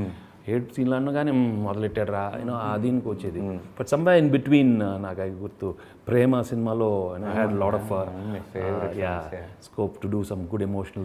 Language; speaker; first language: Telugu; native; Telugu